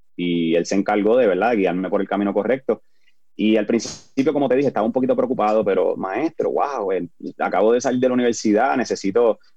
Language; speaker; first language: Spanish; native; Spanish